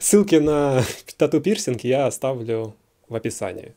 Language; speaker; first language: Russian; native; Russian